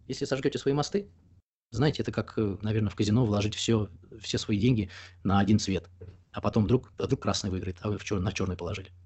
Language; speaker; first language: Russian; native; Russian